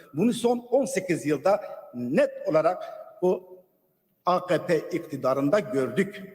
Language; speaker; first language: Turkish; non-native, local second language; Kurdish